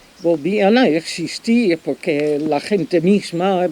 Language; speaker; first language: Spanish; non-native, fluent; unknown